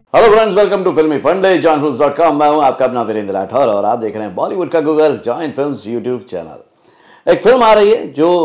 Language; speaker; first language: Hindi; native; Hindi